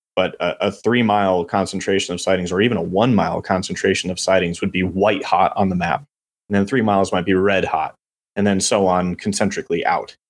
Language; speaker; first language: English; native; English